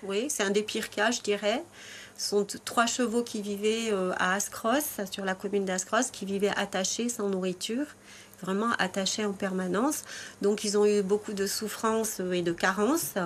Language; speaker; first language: French; native; French